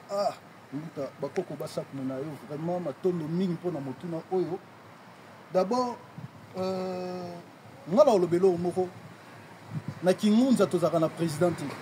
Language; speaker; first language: Lingala; non-native, local second language; Kongo